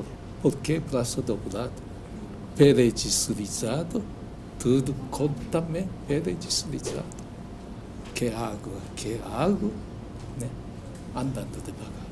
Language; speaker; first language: Portuguese; non-native, learner; Japanese